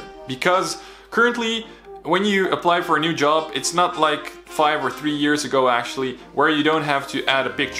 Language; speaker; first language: English; non-native, fluent; Dutch